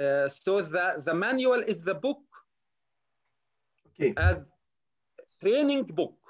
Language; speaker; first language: English; non-native, learner; Arabic